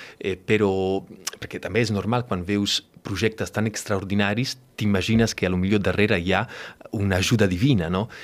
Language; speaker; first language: Catalan; non-native, fluent; Italian